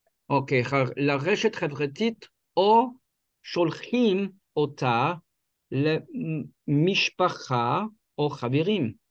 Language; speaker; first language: Hebrew; non-native, learner; English